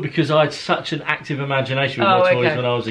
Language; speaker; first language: English; native; English